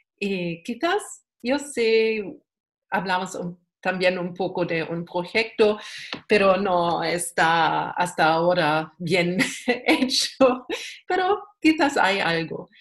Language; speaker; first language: Spanish; non-native, learner; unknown